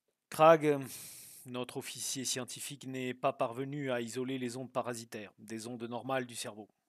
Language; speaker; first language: French; native; French